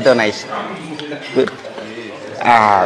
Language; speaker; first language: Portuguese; non-native, learner; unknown